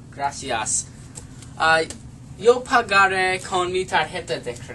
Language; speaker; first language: Spanish; non-native, learner; English